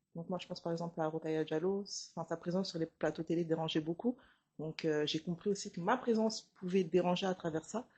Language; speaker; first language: French; early bilingual, other home language; Lingala